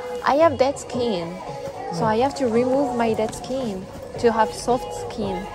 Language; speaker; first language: English; non-native, learner; French